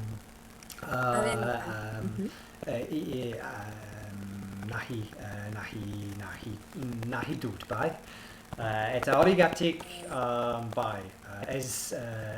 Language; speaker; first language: Basque; non-native, learner; English